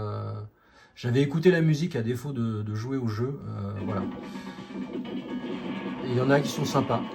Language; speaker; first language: French; native; French